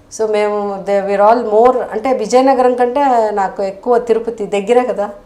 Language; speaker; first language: Telugu; native; Telugu